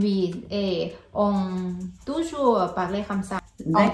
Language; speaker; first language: French; non-native, learner; Thai